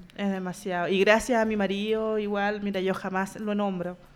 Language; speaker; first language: Spanish; native; Spanish